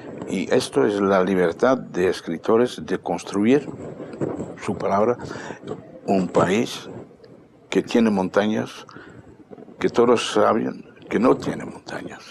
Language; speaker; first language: Spanish; non-native, fluent; Dutch